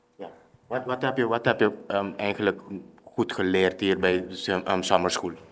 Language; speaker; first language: Dutch; non-native, local second language; Papiamento